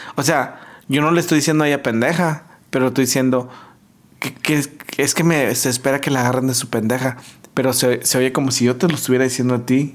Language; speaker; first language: Spanish; early bilingual, heritage; Spanish